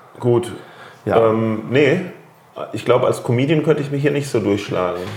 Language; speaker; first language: German; native; German